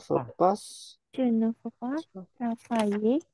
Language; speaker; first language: French; non-native, learner; Indonesian